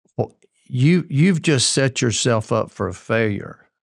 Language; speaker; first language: English; native; English